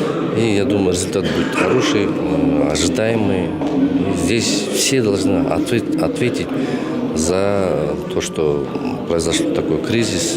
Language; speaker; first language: Russian; non-native, local second language; Kyrgyz